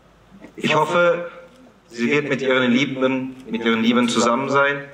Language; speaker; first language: German; early bilingual, other home language; Turkish